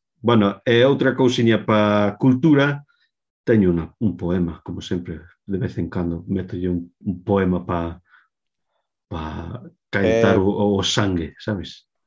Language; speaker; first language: Galician; non-native, local second language; Spanish